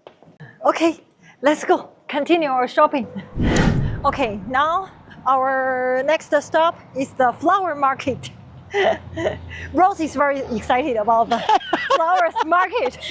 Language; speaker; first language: English; non-native, learner; Chinese